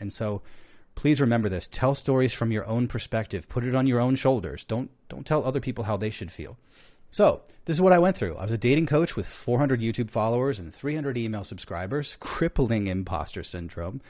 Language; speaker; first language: English; native; English